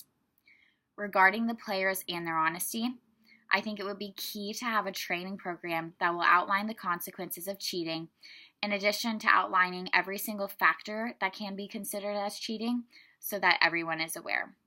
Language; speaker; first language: English; native; English